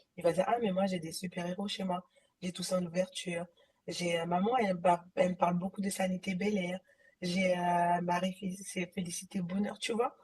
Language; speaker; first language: French; early bilingual, other home language; Haitian Creole